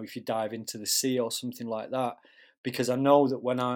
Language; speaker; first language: English; native; English